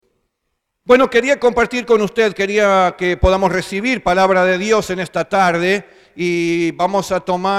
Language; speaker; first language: Spanish; native; Spanish